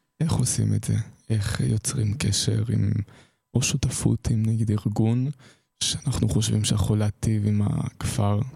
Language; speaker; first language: Hebrew; native; Hebrew